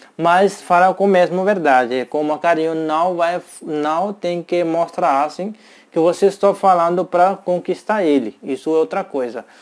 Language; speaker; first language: Portuguese; non-native, learner; Hindi